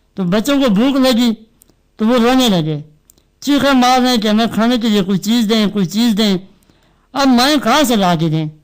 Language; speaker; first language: Urdu; non-native, local second language; Northern Hindko